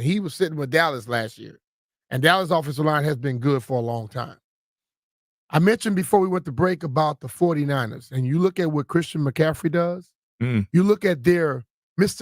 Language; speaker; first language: English; native; English